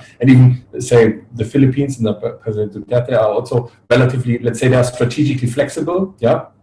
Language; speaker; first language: English; non-native, fluent; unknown